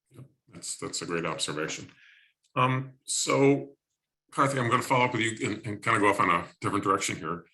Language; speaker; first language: English; native; English